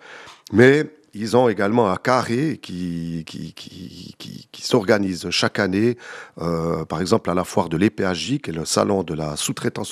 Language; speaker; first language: French; native; French